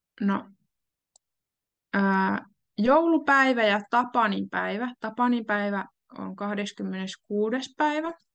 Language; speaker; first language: Finnish; native; Finnish